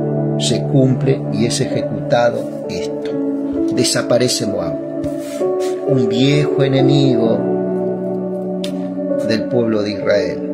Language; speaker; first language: Spanish; native; Spanish